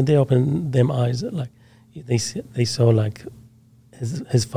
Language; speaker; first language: English; non-native, learner; Arabic